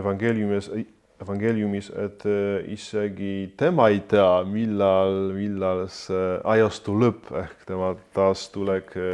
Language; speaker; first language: Estonian; non-native, fluent; Polish